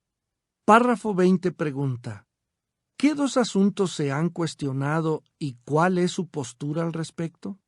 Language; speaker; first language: Spanish; native; Spanish